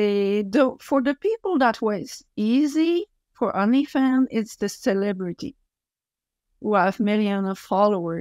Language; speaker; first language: English; non-native, fluent; French